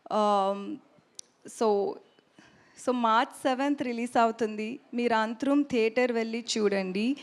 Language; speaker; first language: Telugu; non-native, learner; Tamil